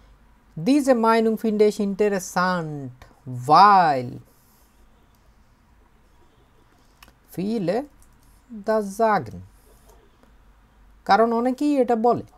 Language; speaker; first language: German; non-native, fluent; Bangla